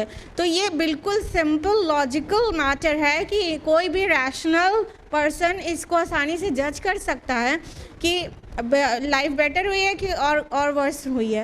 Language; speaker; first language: Urdu; native; Urdu